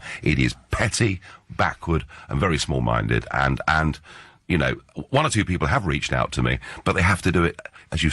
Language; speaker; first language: English; native; English